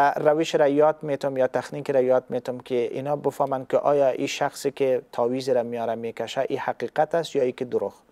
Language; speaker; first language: Persian; native; Persian